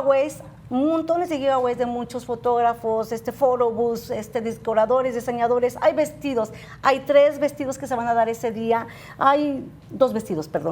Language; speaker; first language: Spanish; native; Spanish